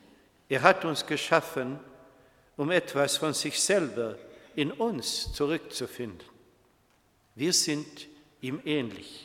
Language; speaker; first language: German; non-native, fluent; Swedish